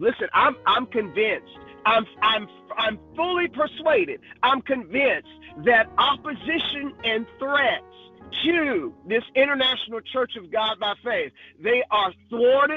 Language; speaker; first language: English; native; English